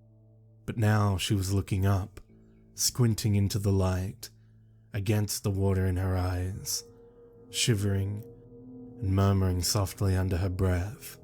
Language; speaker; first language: English; native; English